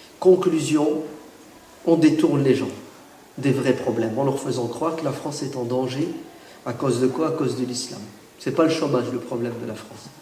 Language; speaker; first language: French; early bilingual, other home language; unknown